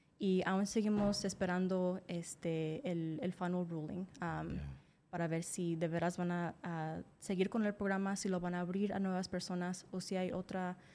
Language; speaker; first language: Spanish; early bilingual, other home language; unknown